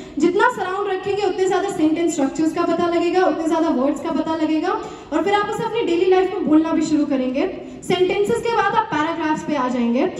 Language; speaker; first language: Hindi; native; Hindi